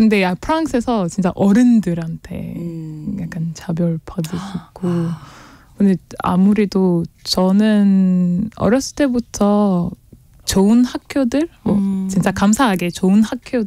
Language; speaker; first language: Korean; non-native, learner; French